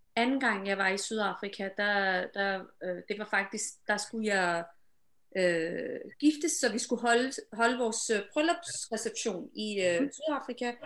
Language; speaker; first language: Danish; early bilingual, other home language; Urdu